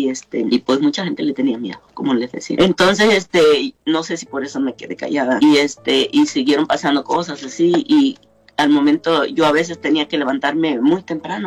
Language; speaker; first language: Spanish; native; Spanish